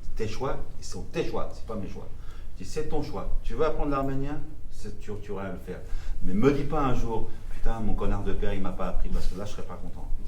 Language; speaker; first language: French; non-native, local second language; Armenian